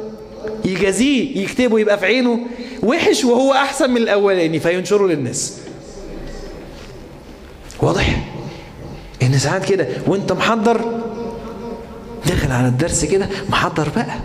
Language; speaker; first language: Arabic; native; Arabic